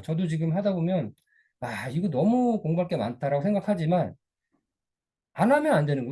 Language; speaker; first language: Korean; native; Korean